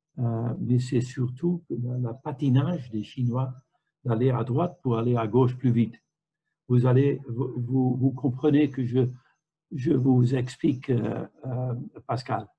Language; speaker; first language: French; non-native, fluent; Dutch